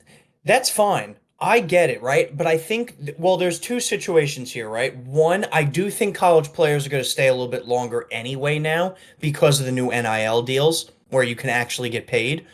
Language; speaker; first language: English; native; English